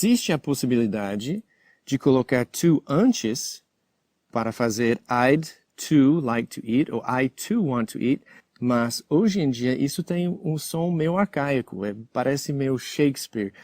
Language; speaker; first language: Portuguese; non-native, fluent; English